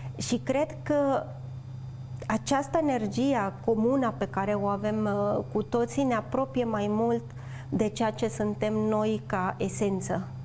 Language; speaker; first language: Romanian; non-native, fluent; Spanish